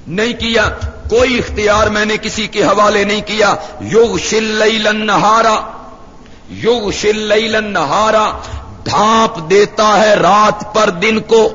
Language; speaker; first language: Urdu; non-native, local second language; Punjabi